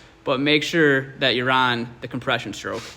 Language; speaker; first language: English; native; English